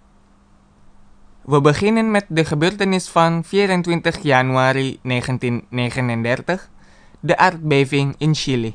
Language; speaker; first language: Dutch; non-native, fluent; Indonesian